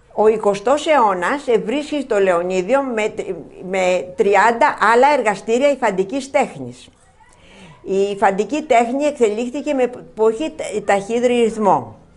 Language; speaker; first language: Greek; native; Greek